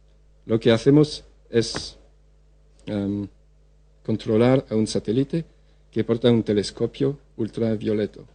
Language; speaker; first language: Spanish; non-native, fluent; French